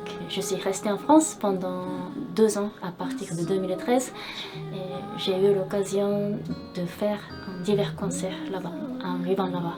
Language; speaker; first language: French; non-native, fluent; Japanese